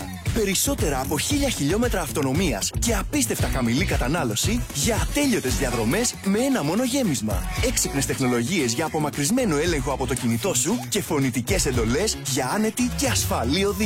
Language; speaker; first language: Greek; native; Greek